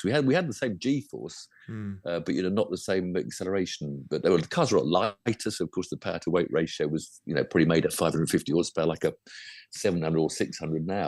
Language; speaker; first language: English; native; English